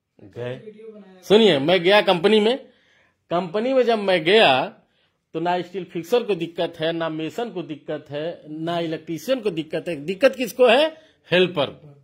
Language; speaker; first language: Hindi; native; Hindi